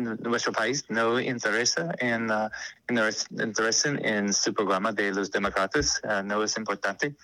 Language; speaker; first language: Spanish; non-native, learner; English